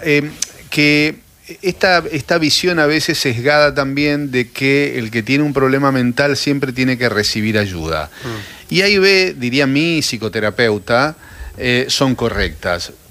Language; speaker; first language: Spanish; native; Spanish